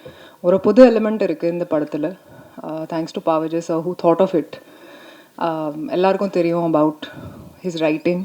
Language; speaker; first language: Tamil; non-native, learner; Hindi